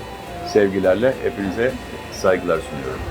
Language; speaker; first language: Turkish; native; Turkish